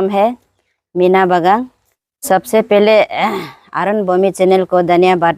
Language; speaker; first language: Hindi; non-native, local second language; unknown